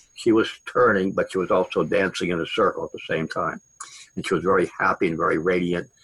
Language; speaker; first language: English; native; English